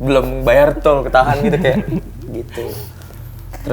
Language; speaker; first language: Indonesian; native; Indonesian